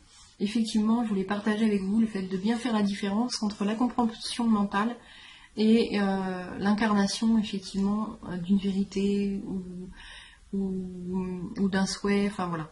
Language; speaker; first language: French; native; French